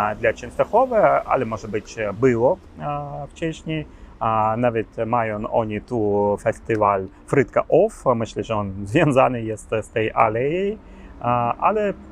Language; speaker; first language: Polish; non-native, learner; Ukrainian